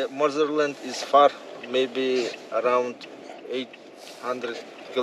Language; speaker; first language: English; non-native, learner; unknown